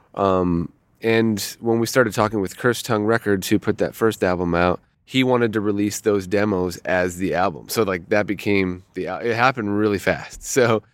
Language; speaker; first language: English; native; English